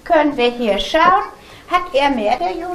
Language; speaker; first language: German; native; German